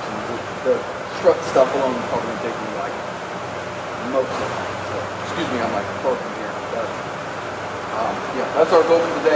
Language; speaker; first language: English; native; English